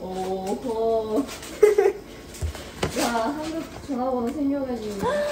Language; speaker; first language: Korean; non-native, fluent; Japanese